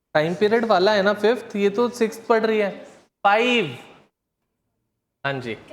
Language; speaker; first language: Hindi; native; Hindi